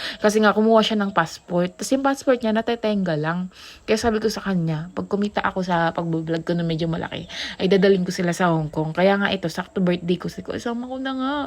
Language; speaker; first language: Filipino; native; Filipino